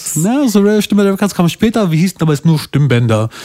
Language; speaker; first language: German; early bilingual, other home language; Albanian